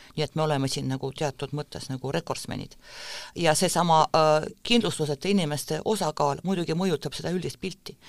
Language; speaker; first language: Estonian; non-native, local second language; Russian